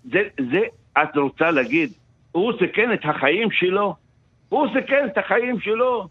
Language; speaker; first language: Hebrew; non-native, local second language; Arabic